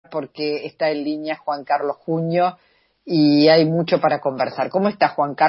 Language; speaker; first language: Spanish; native; Spanish